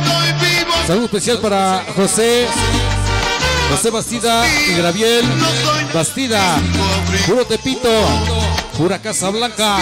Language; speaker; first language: Spanish; native; Spanish